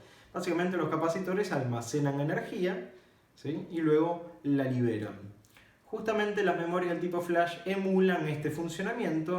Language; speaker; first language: Spanish; native; Spanish